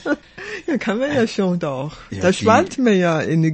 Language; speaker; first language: German; non-native, fluent; Chinese